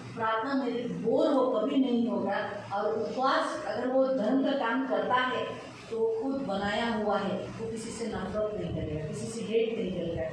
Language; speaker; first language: Hindi; non-native, local second language; Marathi